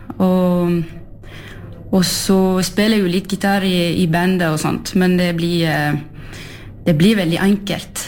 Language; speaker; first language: Norwegian; early bilingual, heritage; French